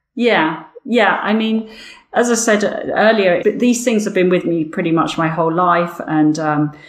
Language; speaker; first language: English; native; English